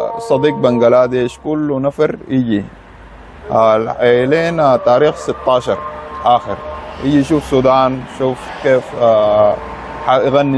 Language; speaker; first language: Arabic; non-native, learner; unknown